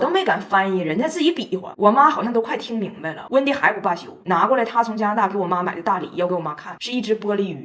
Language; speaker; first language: Chinese; native; Chinese